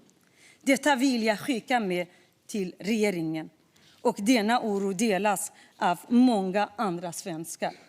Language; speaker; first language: Swedish; non-native, fluent; Kurdish